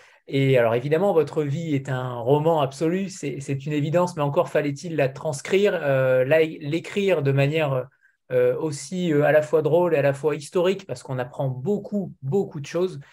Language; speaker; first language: French; native; French